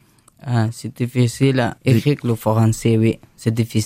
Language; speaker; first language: French; non-native, learner; Persian